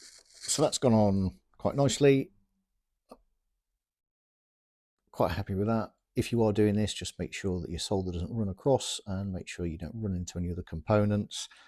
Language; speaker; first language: English; native; English